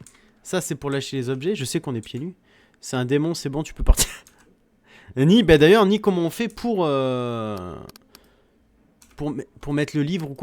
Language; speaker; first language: French; native; French